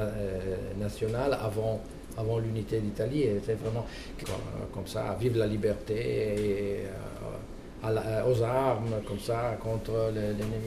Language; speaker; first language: French; non-native, fluent; Italian